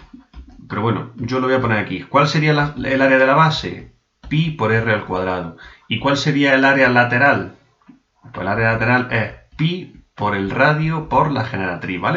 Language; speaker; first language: Spanish; native; Spanish